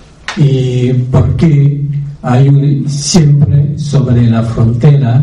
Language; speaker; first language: Spanish; non-native, fluent; French